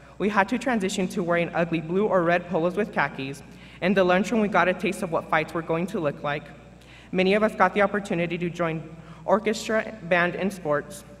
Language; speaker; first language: English; early bilingual, other home language; Spanish